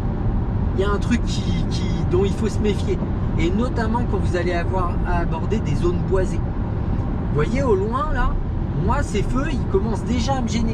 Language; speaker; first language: French; native; French